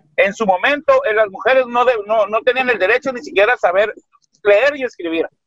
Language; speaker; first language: Spanish; native; Spanish